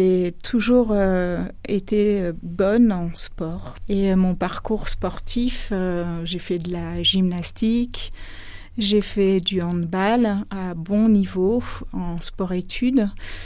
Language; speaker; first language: French; native; French